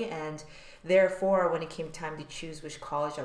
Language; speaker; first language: English; early bilingual, other home language; Korean